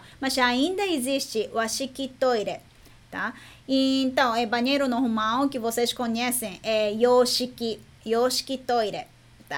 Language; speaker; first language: Portuguese; non-native, fluent; Japanese